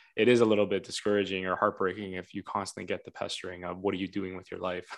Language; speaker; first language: English; native; English